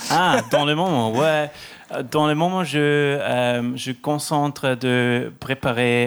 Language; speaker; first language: French; non-native, local second language; German